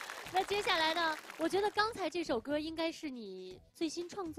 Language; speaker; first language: Chinese; native; Chinese